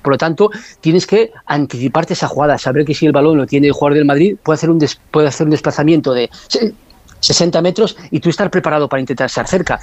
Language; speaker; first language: Spanish; native; Spanish